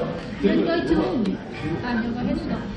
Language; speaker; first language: Korean; non-native, learner; Vietnamese